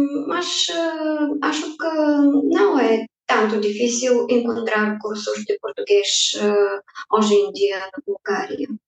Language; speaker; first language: Portuguese; non-native, fluent; Bulgarian